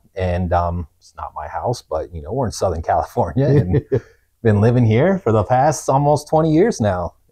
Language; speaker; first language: English; native; English